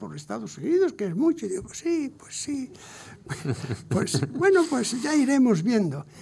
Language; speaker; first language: Spanish; native; Spanish